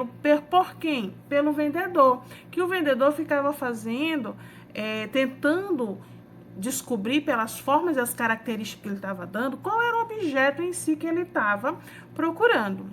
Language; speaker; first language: Portuguese; native; Portuguese